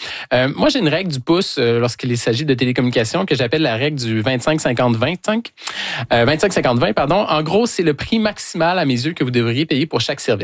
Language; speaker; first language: French; native; French